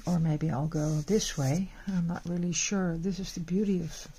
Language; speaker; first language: English; non-native, fluent; Dutch